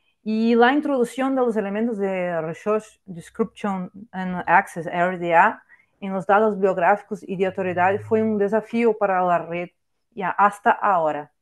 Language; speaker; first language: Spanish; non-native, fluent; Portuguese